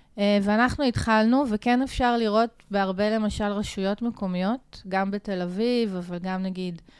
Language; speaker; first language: Hebrew; native; Hebrew